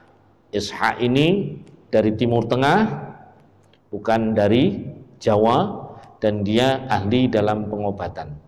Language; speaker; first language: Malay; non-native, local second language; Javanese